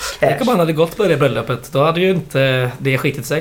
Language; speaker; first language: Swedish; native; Swedish